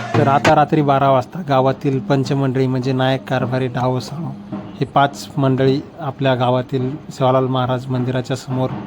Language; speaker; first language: Marathi; non-native, local second language; Lambadi